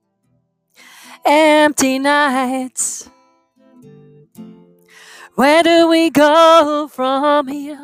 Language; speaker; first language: English; native; English